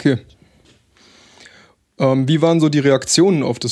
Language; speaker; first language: German; native; German